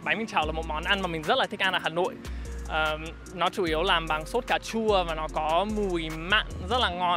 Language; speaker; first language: Vietnamese; non-native, fluent; English